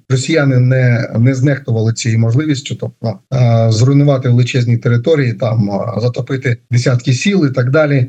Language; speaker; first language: Ukrainian; native; Ukrainian